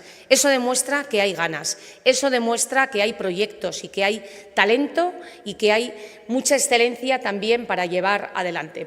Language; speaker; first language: Spanish; native; Spanish